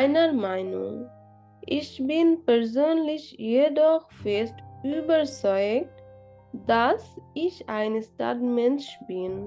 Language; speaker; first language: German; non-native, learner; Bangla